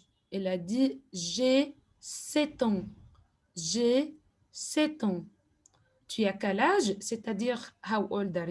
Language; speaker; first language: French; non-native, fluent; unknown